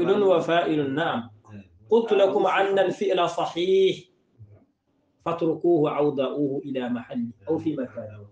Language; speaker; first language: Arabic; non-native, fluent; Wolof